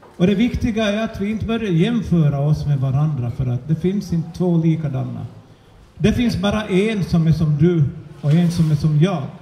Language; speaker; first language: Swedish; native; Swedish